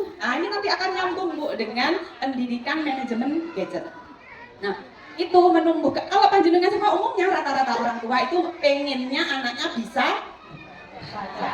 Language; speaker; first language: Indonesian; non-native, local second language; Madurese